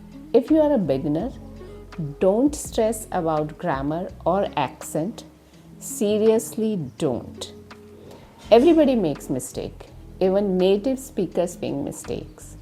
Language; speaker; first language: English; non-native, learner; Hindi